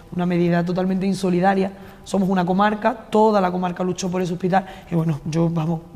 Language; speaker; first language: Spanish; native; Spanish